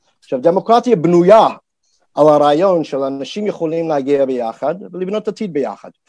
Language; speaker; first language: Hebrew; non-native, fluent; English